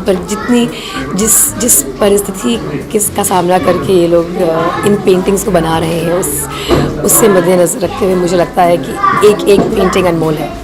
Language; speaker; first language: Hindi; native; Hindi